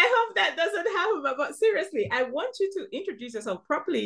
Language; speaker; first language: English; non-native, local second language; Igbo